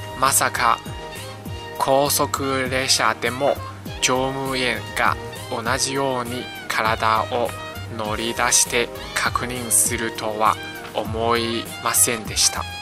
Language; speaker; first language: Japanese; non-native, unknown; Chinese